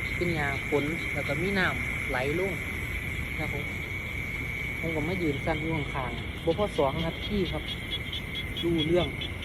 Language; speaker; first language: Thai; native; Thai